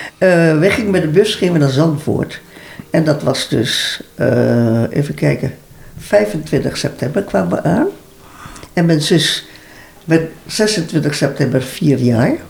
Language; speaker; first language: Dutch; early bilingual, other home language; Malay